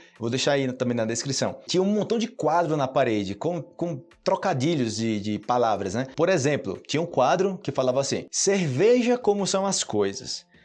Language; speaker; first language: Portuguese; native; Portuguese